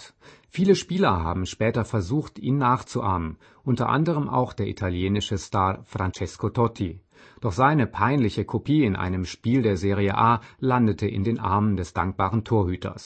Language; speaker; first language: German; native; German